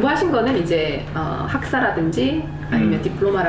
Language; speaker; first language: Korean; native; Korean